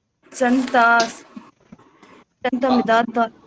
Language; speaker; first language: Persian; non-native, learner; Urdu